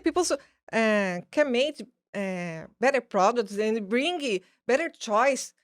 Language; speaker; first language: English; non-native, learner; Portuguese